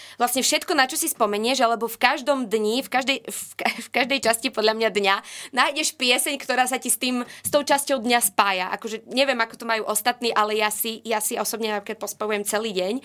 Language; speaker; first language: Slovak; non-native, local second language; Rusyn